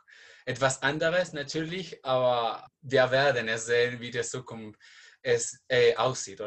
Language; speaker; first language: German; non-native, learner; Spanish